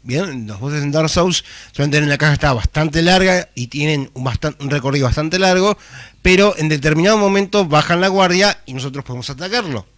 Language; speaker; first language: Spanish; native; Spanish